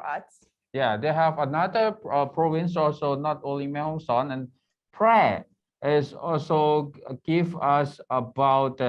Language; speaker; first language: English; non-native, learner; Thai